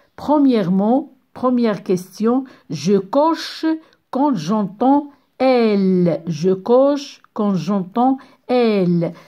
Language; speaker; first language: French; non-native, local second language; Arabic